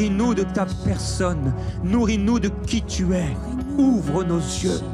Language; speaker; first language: French; native; French